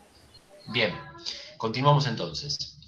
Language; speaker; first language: Spanish; native; Spanish